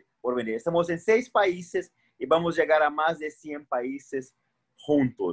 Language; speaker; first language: Spanish; non-native, fluent; Portuguese